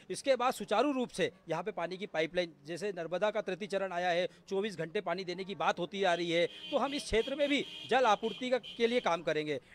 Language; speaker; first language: Hindi; native; Hindi